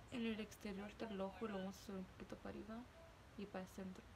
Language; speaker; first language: Spanish; early bilingual, heritage; Spanish